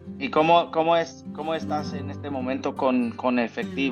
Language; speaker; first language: Spanish; non-native, learner; English